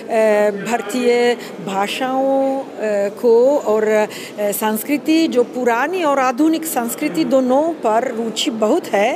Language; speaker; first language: Hindi; non-native, fluent; Italian